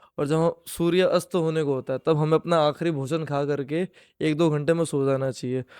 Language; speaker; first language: Hindi; native; Hindi